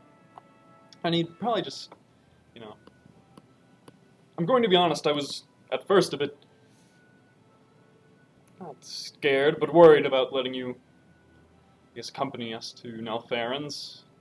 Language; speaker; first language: English; native; English